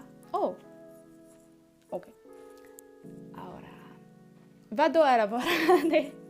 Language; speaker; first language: Italian; non-native, learner; French